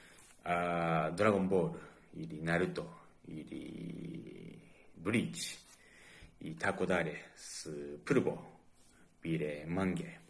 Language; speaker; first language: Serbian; non-native, fluent; Japanese